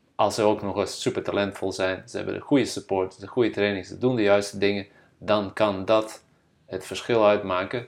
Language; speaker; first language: Dutch; non-native, fluent; Bosnian